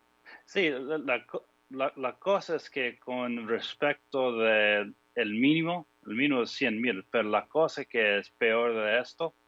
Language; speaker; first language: Spanish; non-native, fluent; English